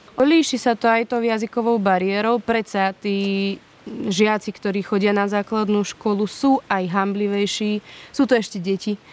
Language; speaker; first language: Slovak; early bilingual, heritage; Slovak